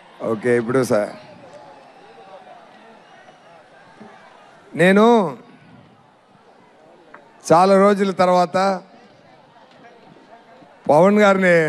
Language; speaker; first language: Telugu; non-native, learner; Tamil